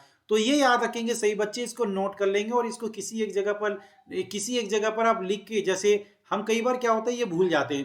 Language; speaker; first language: Hindi; native; Hindi